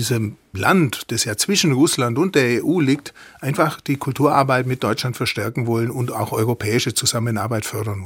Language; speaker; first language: German; native; German